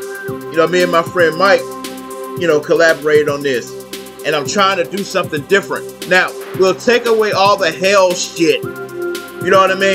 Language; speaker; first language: English; native; English